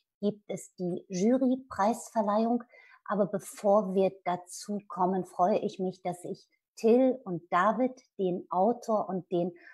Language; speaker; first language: German; native; German